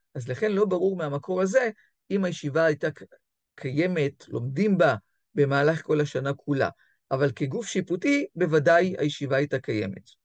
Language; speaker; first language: Hebrew; native; Hebrew